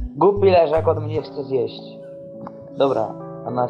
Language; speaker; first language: Polish; native; Polish